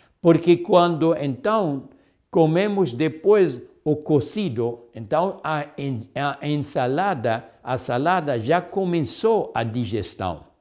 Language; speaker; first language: Portuguese; non-native, fluent; German